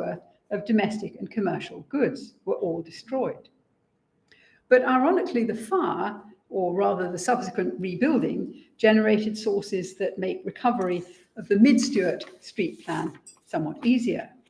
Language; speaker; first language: English; native; English